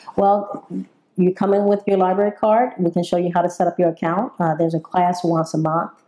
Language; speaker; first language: English; native; English